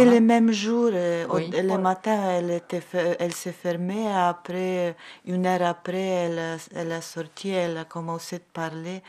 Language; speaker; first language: French; non-native, learner; Ukrainian